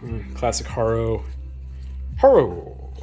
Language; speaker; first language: English; native; English